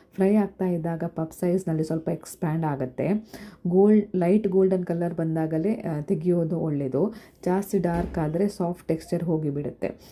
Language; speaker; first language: Kannada; non-native, local second language; Konkani